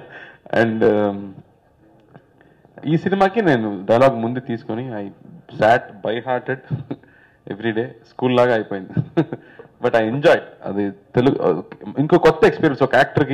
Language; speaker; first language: Telugu; non-native, learner; Tamil